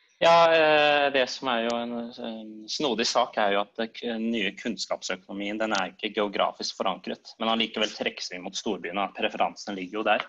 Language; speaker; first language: Norwegian; native; Norwegian